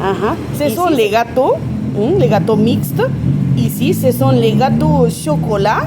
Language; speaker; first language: French; non-native, fluent; Spanish